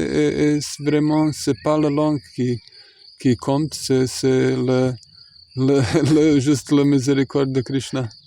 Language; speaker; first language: French; non-native, fluent; Croatian